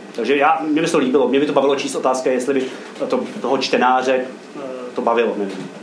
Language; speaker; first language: Czech; native; Czech